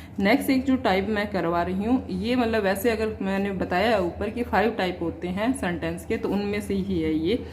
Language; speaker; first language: Hindi; native; Hindi